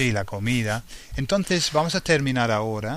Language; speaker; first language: Spanish; non-native, fluent; English